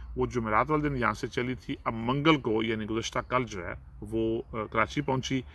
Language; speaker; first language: Urdu; non-native, local second language; Punjabi